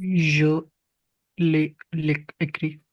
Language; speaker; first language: French; non-native, learner; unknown